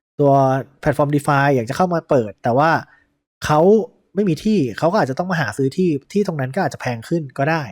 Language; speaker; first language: Thai; native; Thai